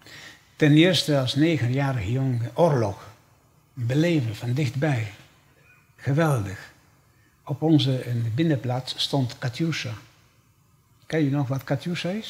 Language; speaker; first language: Dutch; non-native, fluent; Polish